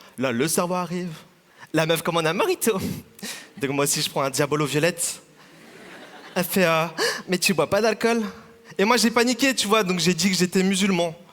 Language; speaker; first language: French; early bilingual, other home language; Vietnamese